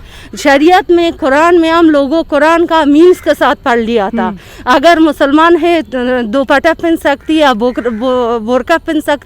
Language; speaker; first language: Hindi; non-native, learner; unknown